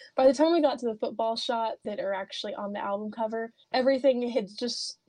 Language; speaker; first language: English; native; English